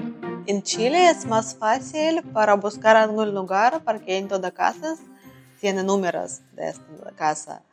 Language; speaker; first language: Spanish; non-native, learner; Russian